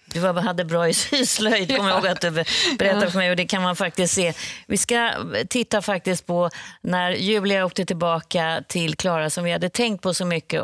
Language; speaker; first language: Swedish; native; Swedish